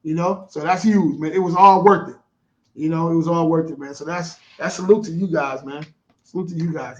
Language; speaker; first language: English; native; English